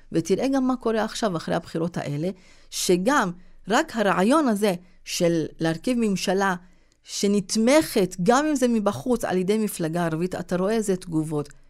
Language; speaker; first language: Hebrew; non-native, local second language; Arabic